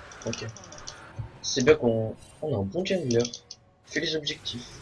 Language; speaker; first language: French; native; French